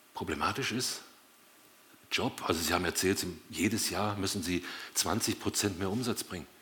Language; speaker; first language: German; native; German